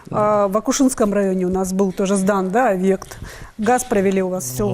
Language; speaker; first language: Russian; native; Russian